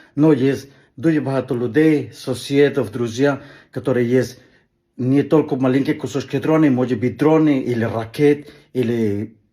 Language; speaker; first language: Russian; non-native, learner; Spanish